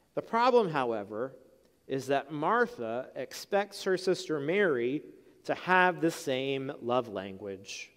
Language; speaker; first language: English; native; English